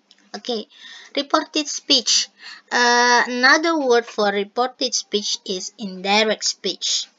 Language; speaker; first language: English; non-native, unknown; Indonesian